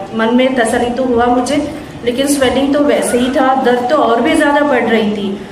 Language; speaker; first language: Hindi; non-native, local second language; Kannada